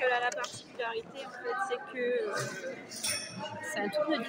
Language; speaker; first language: French; native; French